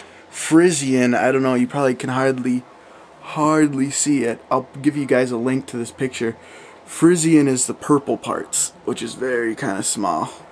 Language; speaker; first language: English; early bilingual, other home language; German